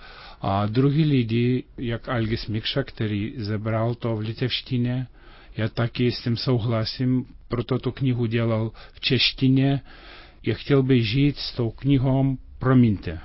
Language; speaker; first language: Czech; non-native, fluent; Lithuanian